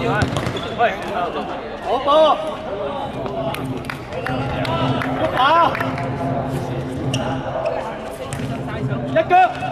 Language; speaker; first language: Chinese; native; Chinese